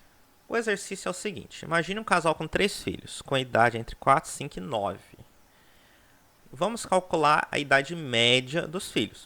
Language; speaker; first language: Portuguese; native; Portuguese